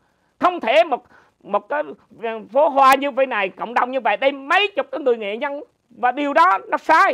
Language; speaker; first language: Vietnamese; native; Vietnamese